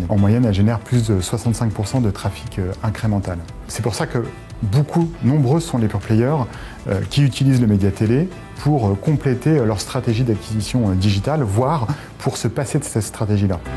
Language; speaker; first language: French; native; French